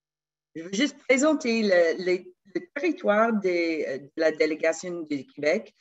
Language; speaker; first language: French; non-native, fluent; English